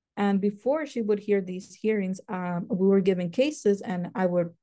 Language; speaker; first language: English; native; English